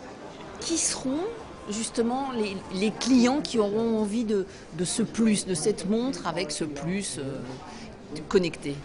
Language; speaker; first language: French; native; French